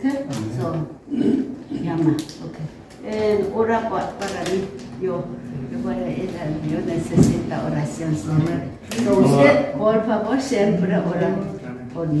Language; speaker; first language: Spanish; non-native, learner; Korean